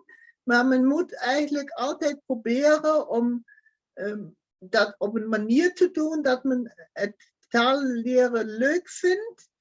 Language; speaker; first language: Dutch; non-native, fluent; German